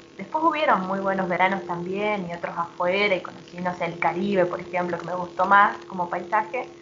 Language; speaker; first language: Spanish; native; Spanish